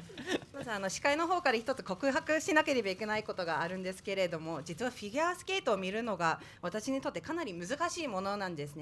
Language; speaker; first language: Japanese; native; Japanese